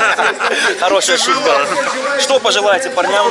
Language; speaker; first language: Russian; native; Russian